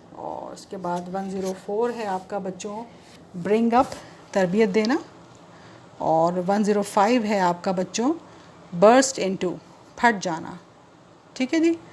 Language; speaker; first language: Urdu; native; Urdu